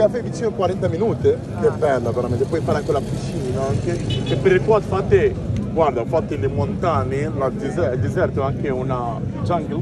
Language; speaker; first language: Italian; non-native, learner; Arabic